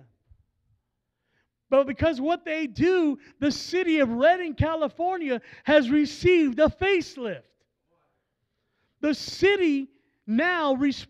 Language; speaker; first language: English; native; English